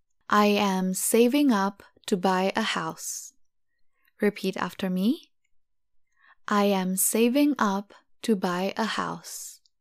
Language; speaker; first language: English; non-native, fluent; Indonesian